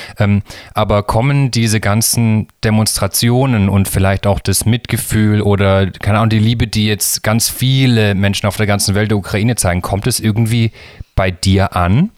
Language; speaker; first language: German; native; German